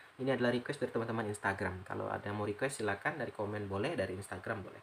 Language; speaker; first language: Indonesian; native; Indonesian